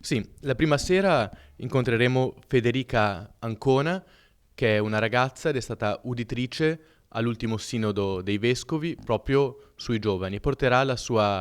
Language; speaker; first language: Italian; native; Italian